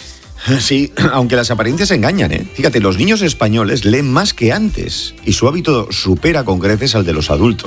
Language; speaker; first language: Spanish; native; Spanish